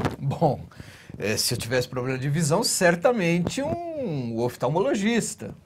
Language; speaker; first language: Portuguese; native; Portuguese